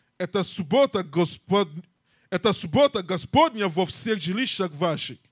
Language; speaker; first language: Russian; non-native, learner; English